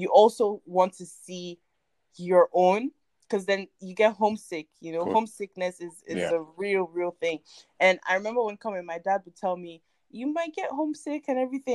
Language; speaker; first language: English; non-native, local second language; French